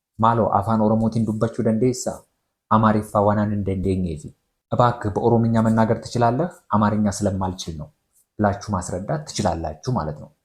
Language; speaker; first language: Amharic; non-native, local second language; Oromo